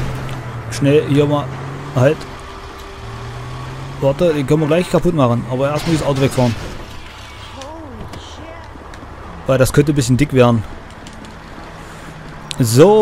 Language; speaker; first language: German; native; German